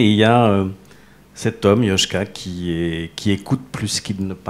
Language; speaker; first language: French; native; French